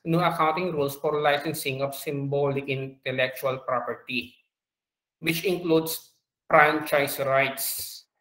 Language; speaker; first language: English; non-native, local second language; Filipino